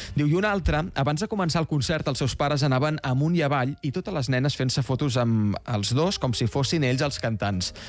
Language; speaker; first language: Catalan; native; Catalan